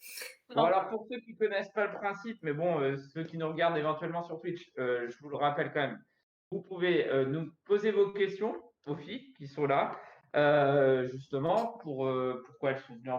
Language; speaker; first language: French; native; French